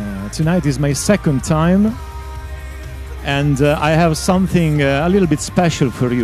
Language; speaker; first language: English; non-native, fluent; Italian